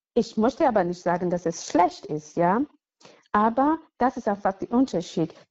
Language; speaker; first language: German; non-native, fluent; English